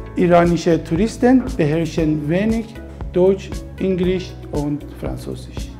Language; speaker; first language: German; non-native, fluent; Persian